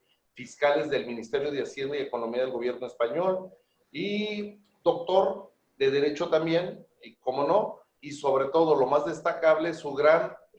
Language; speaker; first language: Spanish; native; Spanish